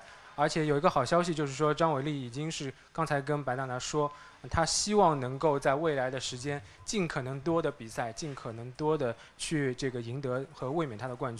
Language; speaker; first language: Chinese; native; Chinese